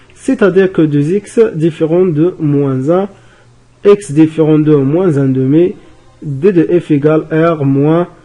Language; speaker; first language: French; non-native, local second language; Arabic